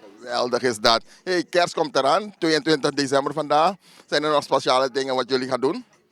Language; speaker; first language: Dutch; native; Dutch